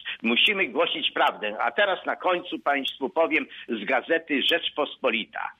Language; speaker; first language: Polish; native; Polish